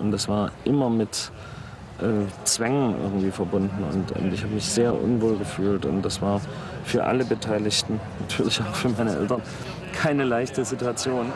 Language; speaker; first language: German; native; German